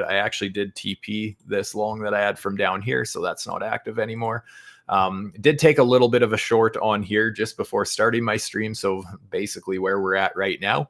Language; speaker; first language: English; native; English